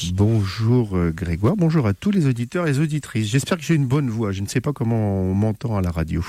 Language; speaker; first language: French; native; French